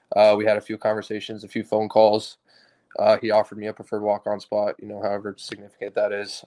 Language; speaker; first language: English; native; English